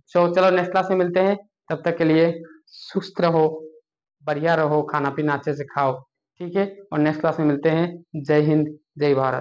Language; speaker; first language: Hindi; non-native, local second language; Bangla